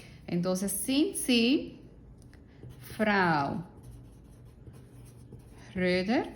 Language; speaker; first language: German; non-native, fluent; Spanish